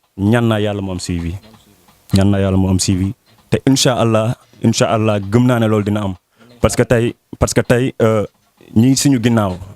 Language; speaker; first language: Wolof; native; Wolof